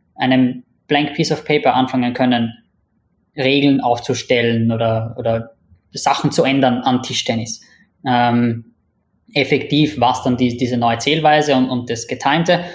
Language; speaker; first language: German; native; German